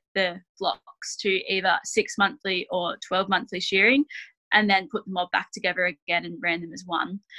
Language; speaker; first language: English; native; English